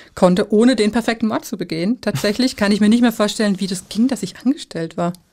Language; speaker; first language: German; native; German